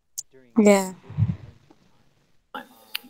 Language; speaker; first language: English; non-native, fluent; Arabic